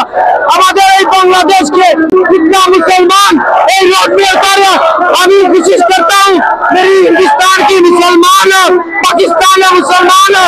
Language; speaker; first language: Hindi; non-native, learner; Bangla